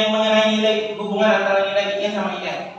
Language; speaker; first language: Indonesian; native; Indonesian